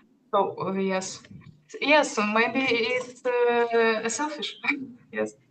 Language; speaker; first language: English; non-native, learner; Russian